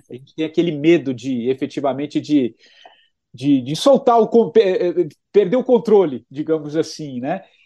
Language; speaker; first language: Portuguese; native; Portuguese